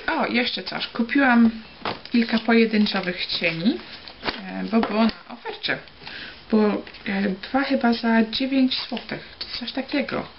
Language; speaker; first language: Polish; early bilingual, heritage; Polish